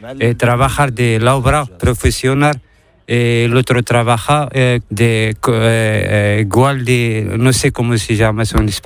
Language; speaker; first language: Spanish; non-native, learner; Arabic